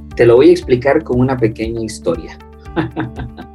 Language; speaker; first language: Spanish; non-native, fluent; French